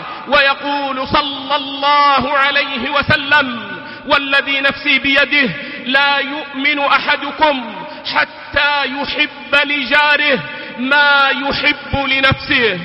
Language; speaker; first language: Arabic; native; Arabic